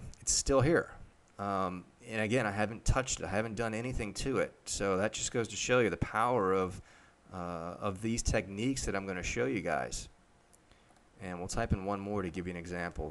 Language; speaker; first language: English; native; English